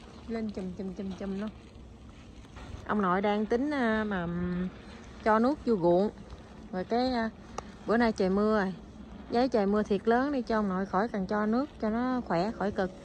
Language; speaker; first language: Vietnamese; native; Vietnamese